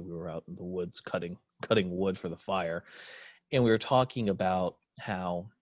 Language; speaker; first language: English; native; English